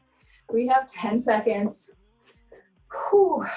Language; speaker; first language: English; native; English